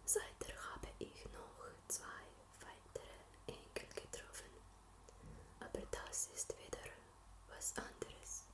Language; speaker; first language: German; non-native, learner; Slovenian